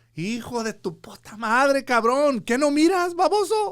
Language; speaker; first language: Spanish; early bilingual, other home language; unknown